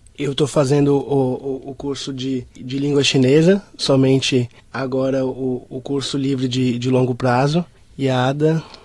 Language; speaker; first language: Portuguese; native; Portuguese